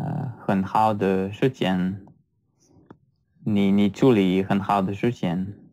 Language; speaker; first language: Chinese; non-native, learner; French